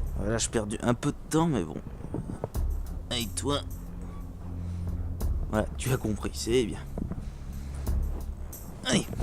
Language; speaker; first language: French; native; French